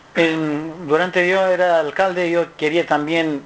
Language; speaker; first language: Spanish; non-native, learner; Kurdish